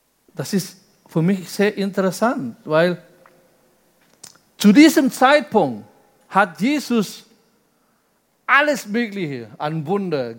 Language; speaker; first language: German; non-native, fluent; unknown